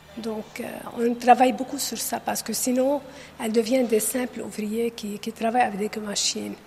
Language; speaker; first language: French; non-native, local second language; Arabic